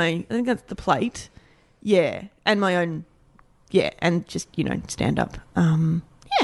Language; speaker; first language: English; native; English